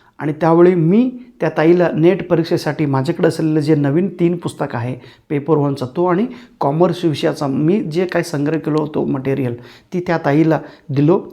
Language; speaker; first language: Marathi; non-native, local second language; Kannada